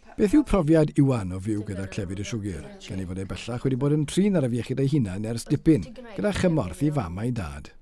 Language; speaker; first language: Welsh; native; Welsh